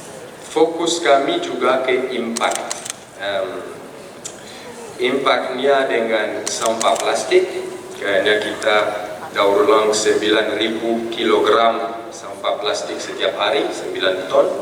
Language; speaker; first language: Indonesian; non-native, fluent; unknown